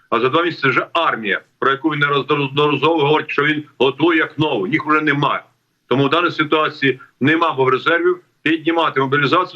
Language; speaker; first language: Ukrainian; native; Ukrainian